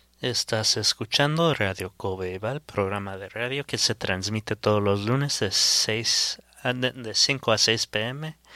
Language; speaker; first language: Spanish; early bilingual, heritage; Spanish